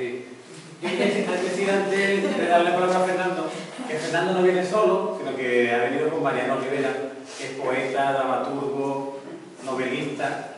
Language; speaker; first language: Spanish; native; Spanish